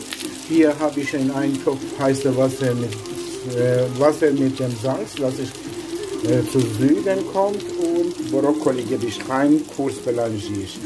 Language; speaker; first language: German; non-native, learner; Persian